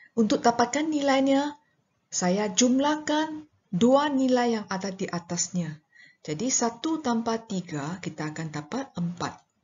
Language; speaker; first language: Malay; non-native, local second language; Chinese